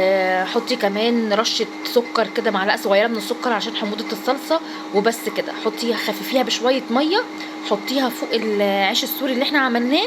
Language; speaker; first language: Arabic; native; Arabic